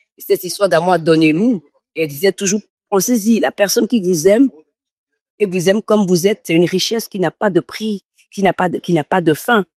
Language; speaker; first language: French; non-native, local second language; Fon